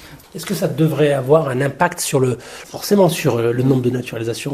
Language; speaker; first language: French; native; French